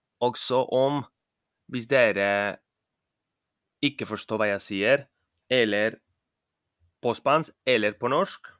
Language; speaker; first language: Norwegian; non-native, fluent; Spanish